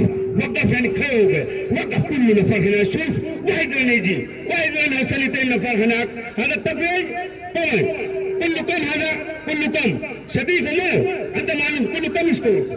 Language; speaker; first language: Arabic; non-native, learner; Hindi